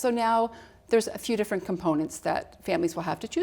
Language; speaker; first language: English; native; English